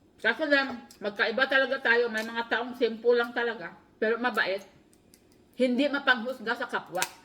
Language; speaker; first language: Filipino; non-native, local second language; Cebuano